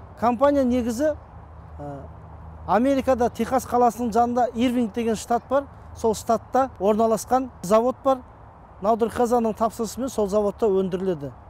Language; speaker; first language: Kazakh; early bilingual, heritage; Kazakh